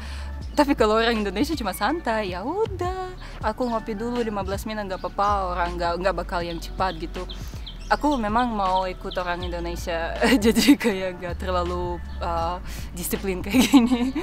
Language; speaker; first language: Indonesian; non-native, fluent; Russian